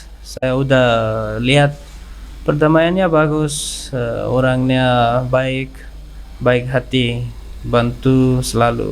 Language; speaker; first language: Indonesian; non-native, learner; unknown